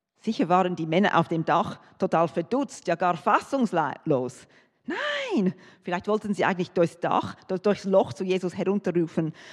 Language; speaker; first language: German; non-native, fluent; English